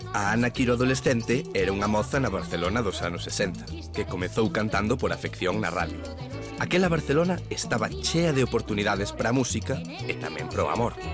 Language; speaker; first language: Galician; native; Galician